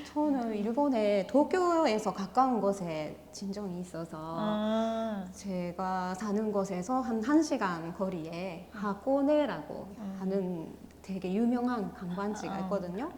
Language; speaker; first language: Korean; non-native, fluent; Japanese